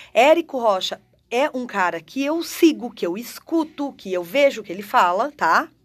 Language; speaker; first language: Portuguese; native; Portuguese